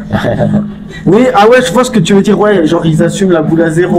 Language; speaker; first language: French; native; French